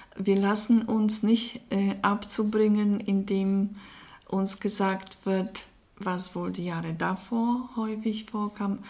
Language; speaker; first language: German; non-native, fluent; Polish